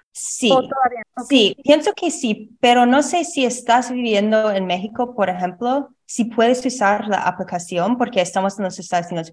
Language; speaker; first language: Spanish; non-native, learner; English